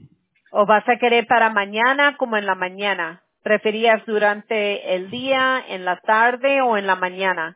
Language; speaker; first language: Spanish; non-native, local second language; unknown